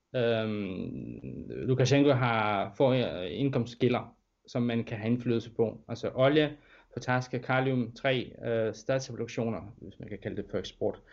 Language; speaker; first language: Danish; non-native, fluent; Russian